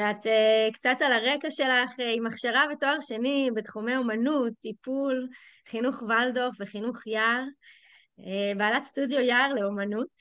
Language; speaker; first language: Hebrew; native; Hebrew